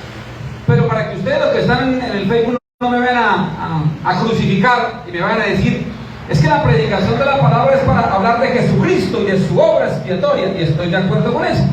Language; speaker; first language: Spanish; native; Spanish